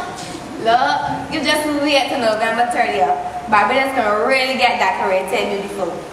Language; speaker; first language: English; native; English